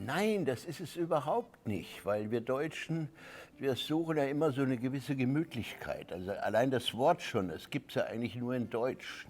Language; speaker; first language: German; native; German